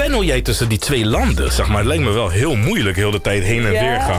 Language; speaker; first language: Dutch; native; Dutch